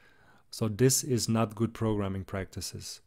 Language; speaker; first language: English; non-native, fluent; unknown